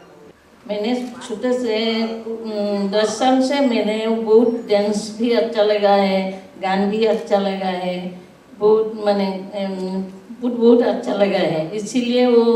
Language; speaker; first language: Hindi; non-native, local second language; Assamese